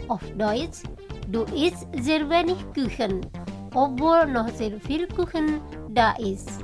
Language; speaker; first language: German; non-native, fluent; Indonesian